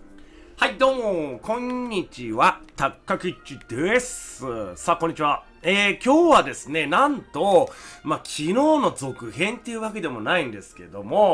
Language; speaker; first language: Japanese; native; Japanese